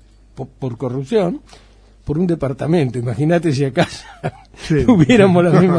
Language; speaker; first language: Spanish; native; Spanish